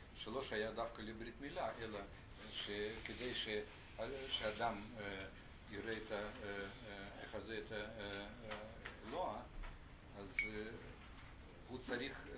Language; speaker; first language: Hebrew; non-native, fluent; Russian